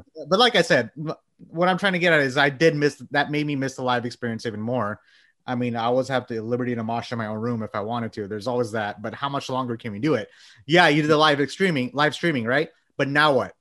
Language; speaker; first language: English; early bilingual, other home language; Bangla